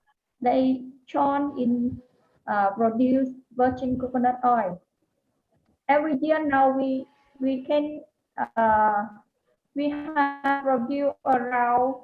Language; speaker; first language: English; non-native, learner; Vietnamese